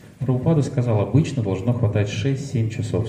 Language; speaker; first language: Russian; native; Russian